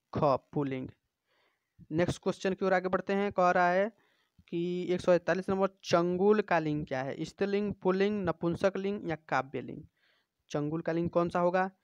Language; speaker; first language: Hindi; native; Hindi